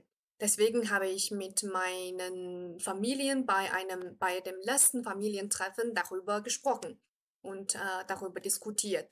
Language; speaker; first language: German; non-native, fluent; Chinese